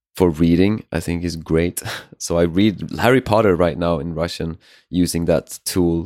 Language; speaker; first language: English; non-native, fluent; Swedish